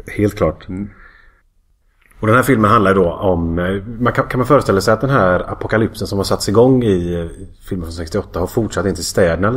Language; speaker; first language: Swedish; native; Swedish